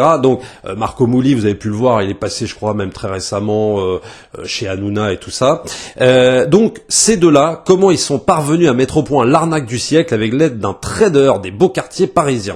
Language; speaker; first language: French; native; French